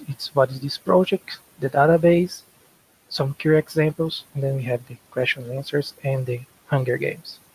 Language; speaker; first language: English; non-native, learner; Portuguese